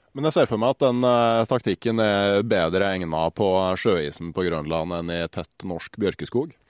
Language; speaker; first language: Norwegian; native; Norwegian